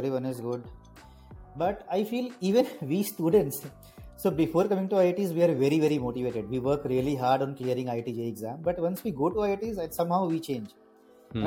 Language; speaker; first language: English; non-native, local second language; Hindi